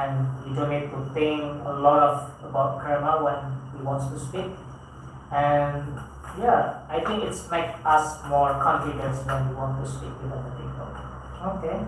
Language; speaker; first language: English; non-native, fluent; Indonesian